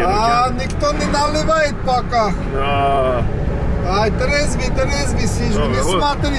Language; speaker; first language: Russian; non-native, learner; Armenian